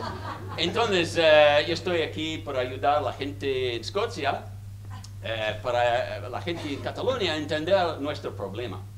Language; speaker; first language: Spanish; non-native, learner; English